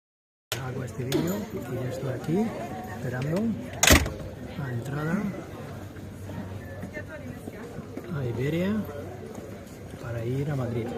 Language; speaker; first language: Spanish; non-native, fluent; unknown